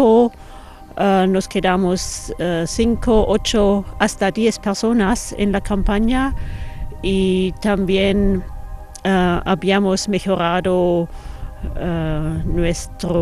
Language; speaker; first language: Spanish; non-native, fluent; German